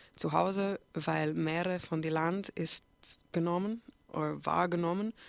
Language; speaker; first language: German; non-native, learner; English